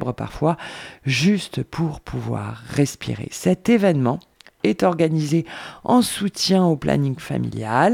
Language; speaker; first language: French; native; French